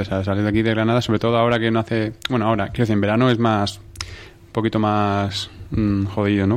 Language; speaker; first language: Spanish; native; Spanish